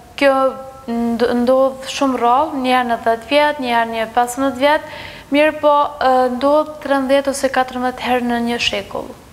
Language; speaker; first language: Albanian; native; Albanian